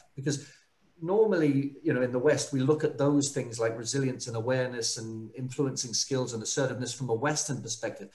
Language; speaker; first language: English; native; English